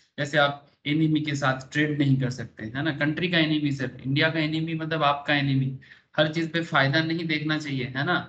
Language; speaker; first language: Hindi; non-native, local second language; Bangla